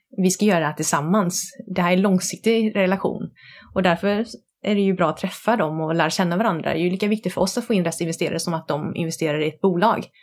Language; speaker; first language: Swedish; early bilingual, other home language; Vietnamese